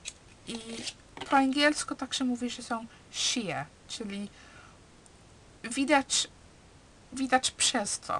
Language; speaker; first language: Polish; early bilingual, heritage; Polish